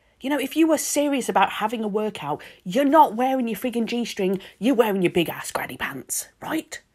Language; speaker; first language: English; native; English